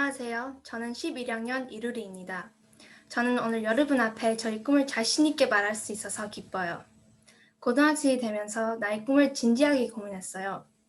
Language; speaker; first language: Korean; early bilingual, heritage; Korean